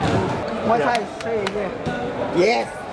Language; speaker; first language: English; non-native, learner; Thai